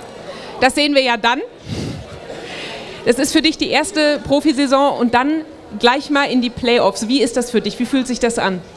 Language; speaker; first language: German; native; German